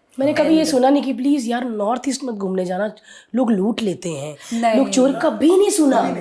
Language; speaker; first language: Hindi; non-native, local second language; Punjabi